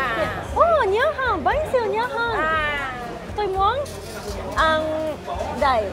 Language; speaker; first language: Vietnamese; non-native, learner; Japanese